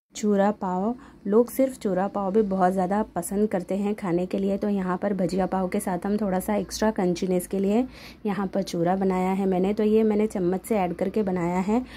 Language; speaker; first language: Hindi; non-native, local second language; Marathi